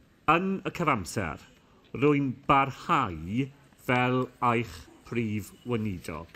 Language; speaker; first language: Welsh; non-native, local second language; English